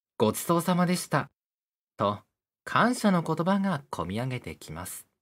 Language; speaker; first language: Japanese; native; Japanese